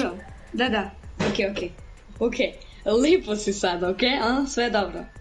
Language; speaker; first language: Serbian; early bilingual, heritage; Serbian